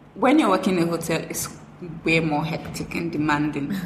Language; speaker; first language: English; non-native, local second language; Fula